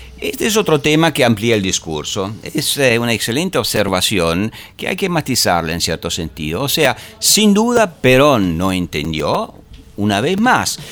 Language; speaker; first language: Spanish; non-native, fluent; Italian